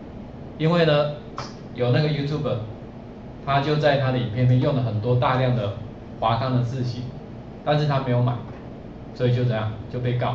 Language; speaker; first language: Chinese; native; Chinese